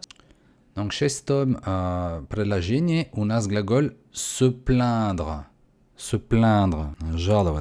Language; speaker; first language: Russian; non-native, learner; French